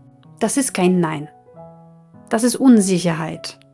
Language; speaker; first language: German; non-native, fluent; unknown